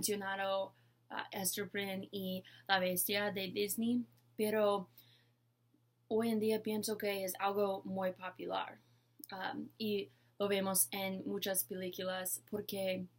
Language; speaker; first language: Spanish; non-native, learner; English